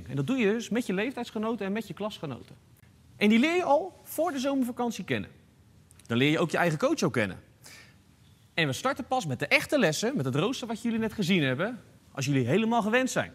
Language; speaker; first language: Dutch; native; Dutch